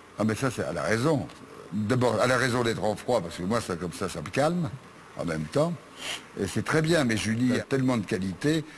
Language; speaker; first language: French; native; French